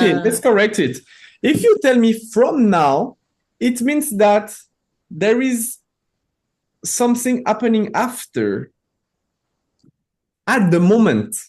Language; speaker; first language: English; non-native, fluent; French